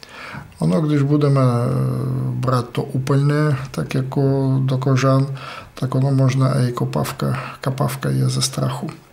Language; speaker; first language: Czech; non-native, fluent; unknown